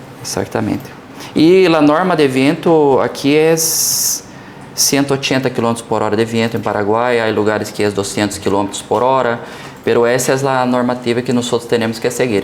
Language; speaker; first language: Portuguese; early bilingual, heritage; Portuguese